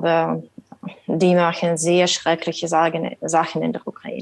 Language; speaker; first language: German; non-native, learner; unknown